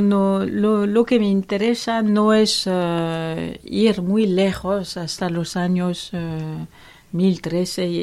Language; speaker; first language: Spanish; non-native, learner; French